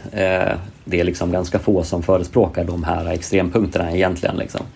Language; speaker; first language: Swedish; native; Swedish